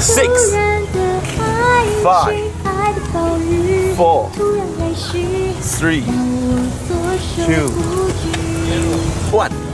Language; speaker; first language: English; non-native, learner; Chinese